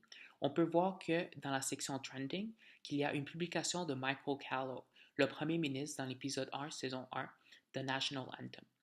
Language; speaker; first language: French; native; French